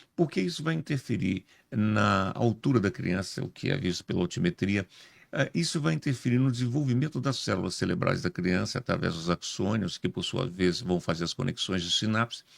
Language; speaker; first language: Portuguese; native; Portuguese